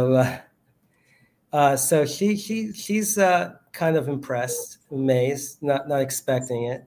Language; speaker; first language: English; native; English